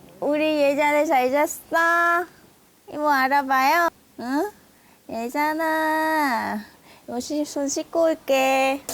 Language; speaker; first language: Korean; non-native, fluent; Vietnamese